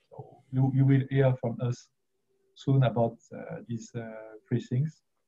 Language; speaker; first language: English; non-native, fluent; French